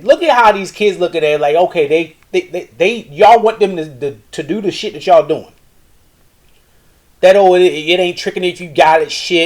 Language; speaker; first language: English; native; English